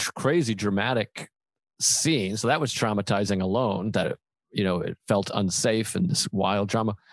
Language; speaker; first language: English; native; English